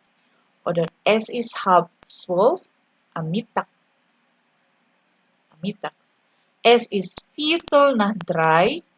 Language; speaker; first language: German; non-native, fluent; Indonesian